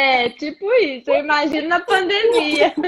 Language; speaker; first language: Portuguese; native; Portuguese